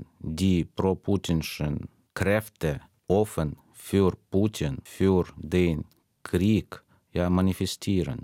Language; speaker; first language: German; non-native, fluent; Russian